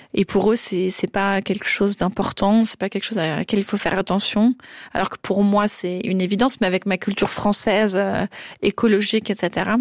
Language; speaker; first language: French; native; French